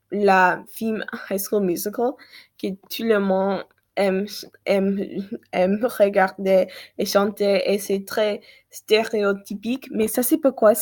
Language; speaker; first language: French; non-native, learner; English